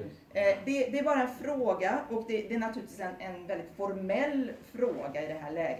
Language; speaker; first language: Swedish; native; Swedish